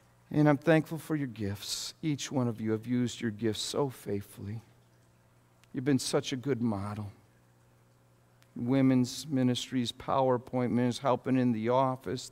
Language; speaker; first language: English; native; English